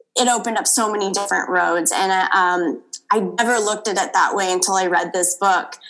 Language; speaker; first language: English; native; English